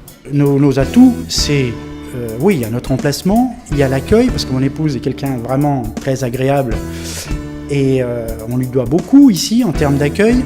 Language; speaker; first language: French; native; French